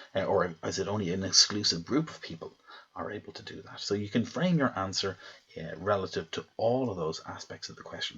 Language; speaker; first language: English; native; English